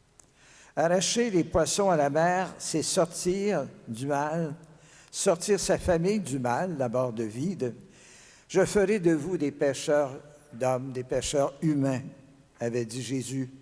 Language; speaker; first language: French; native; French